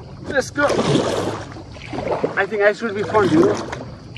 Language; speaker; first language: English; non-native, learner; Persian